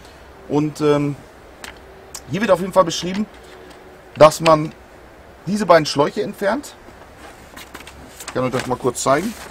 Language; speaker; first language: German; native; German